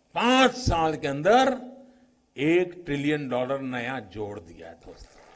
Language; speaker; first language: Hindi; non-native, local second language; Gujarati